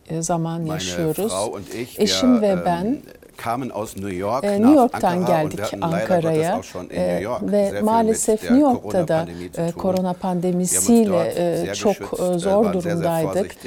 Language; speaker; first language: Turkish; non-native, fluent; German